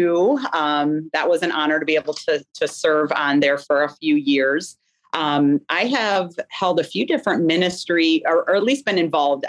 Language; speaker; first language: English; native; English